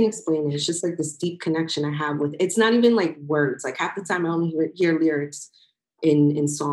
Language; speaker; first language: English; native; English